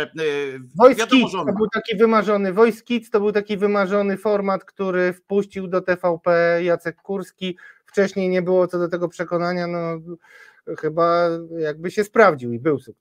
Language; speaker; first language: Polish; native; Polish